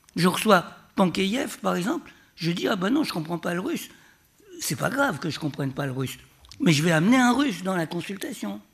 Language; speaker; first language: French; native; French